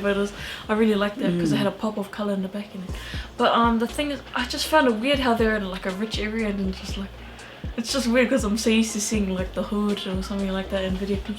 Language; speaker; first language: English; native; English